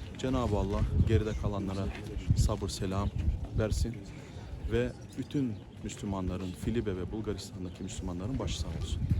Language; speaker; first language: Turkish; native; Turkish